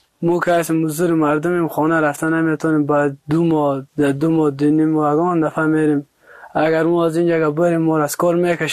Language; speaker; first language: Persian; native; Persian